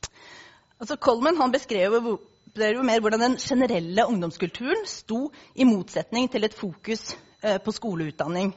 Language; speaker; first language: Norwegian; native; Norwegian